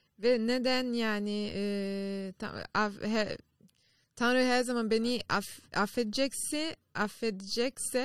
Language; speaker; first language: Turkish; non-native, fluent; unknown